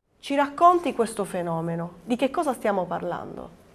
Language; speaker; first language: Italian; native; Italian